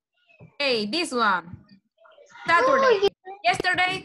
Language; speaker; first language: English; non-native, fluent; Spanish